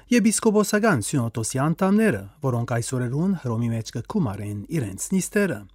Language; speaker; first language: Armenian; early bilingual, heritage; Armenian